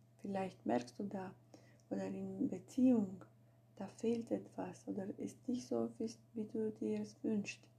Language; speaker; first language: German; non-native, fluent; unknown